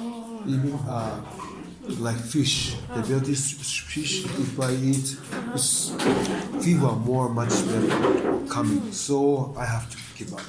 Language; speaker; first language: English; non-native, learner; Japanese